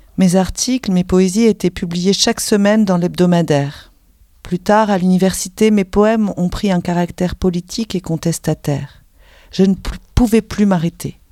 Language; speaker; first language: French; native; French